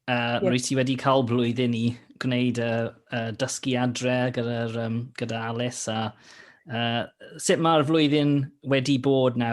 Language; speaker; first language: Welsh; non-native, fluent; English